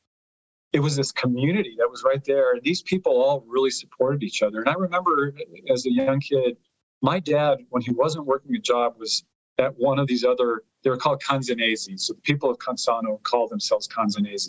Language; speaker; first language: English; early bilingual, other home language; Italian